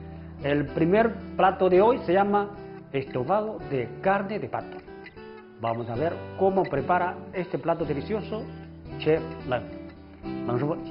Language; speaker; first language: Spanish; non-native, fluent; Chinese